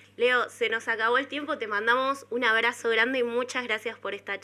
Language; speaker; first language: Spanish; native; Spanish